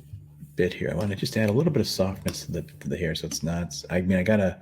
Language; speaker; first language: English; native; English